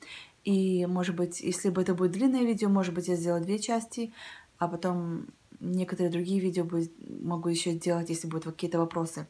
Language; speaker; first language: Russian; early bilingual, heritage; Russian